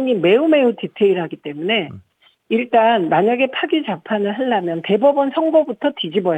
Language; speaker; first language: Korean; native; Korean